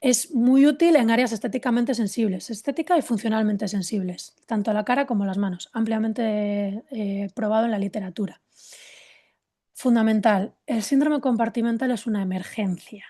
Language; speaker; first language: Spanish; native; Spanish